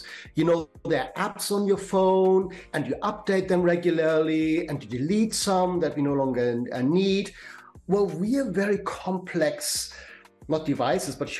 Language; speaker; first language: English; non-native, fluent; German